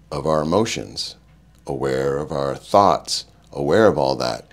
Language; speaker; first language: English; native; English